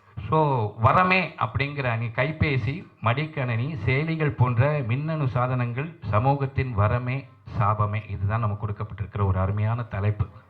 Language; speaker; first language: Tamil; non-native, local second language; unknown